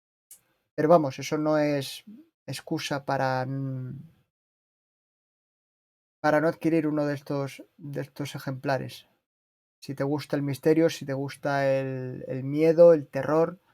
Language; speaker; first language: Spanish; native; Spanish